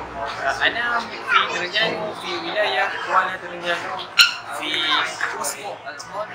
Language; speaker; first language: Arabic; non-native, learner; Malay